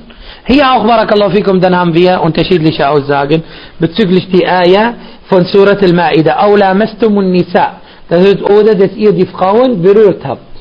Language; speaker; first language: German; non-native, fluent; Arabic